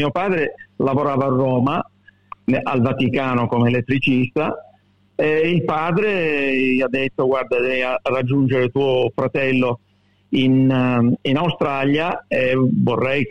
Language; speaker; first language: Italian; early bilingual, heritage; Italian